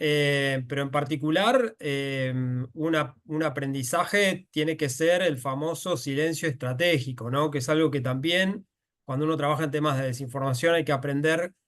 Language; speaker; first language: Spanish; native; Spanish